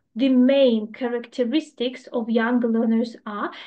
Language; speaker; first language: English; non-native, fluent; Ukrainian